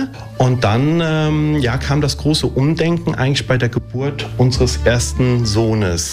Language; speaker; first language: German; early bilingual, other home language; Italian